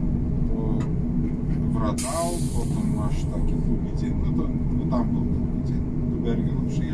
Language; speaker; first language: Polish; non-native, learner; Russian